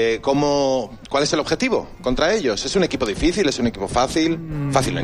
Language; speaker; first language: Spanish; native; Spanish